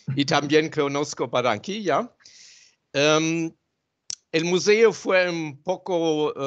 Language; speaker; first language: Spanish; non-native, fluent; German